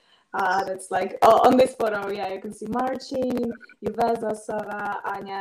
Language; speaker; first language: English; non-native, fluent; Russian